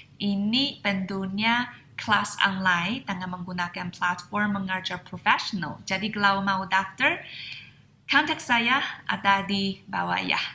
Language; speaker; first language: Indonesian; non-native, fluent; Chinese